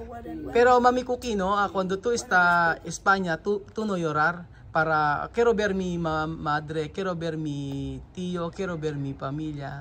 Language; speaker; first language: Spanish; non-native, learner; Filipino